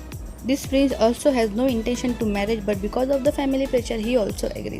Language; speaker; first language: English; non-native, fluent; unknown